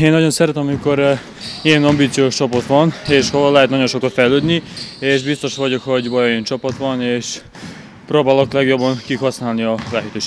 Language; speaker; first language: Hungarian; non-native, fluent; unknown